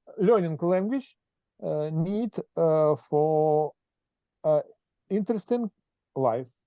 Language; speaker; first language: English; non-native, learner; Russian